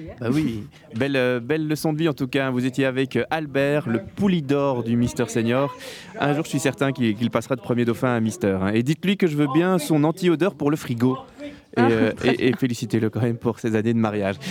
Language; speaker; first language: French; native; French